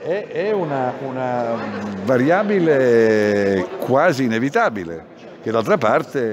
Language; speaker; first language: Italian; native; Italian